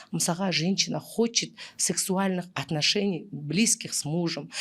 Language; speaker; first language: Russian; non-native, local second language; Kazakh